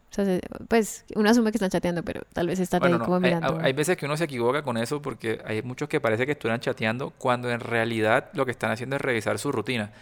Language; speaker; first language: Spanish; native; Spanish